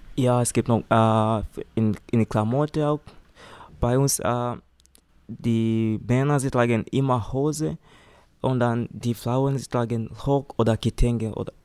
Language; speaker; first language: German; non-native, learner; Swahili